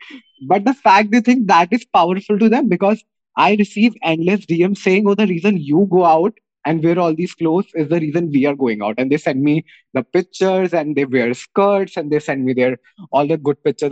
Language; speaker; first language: English; non-native, local second language; Hindi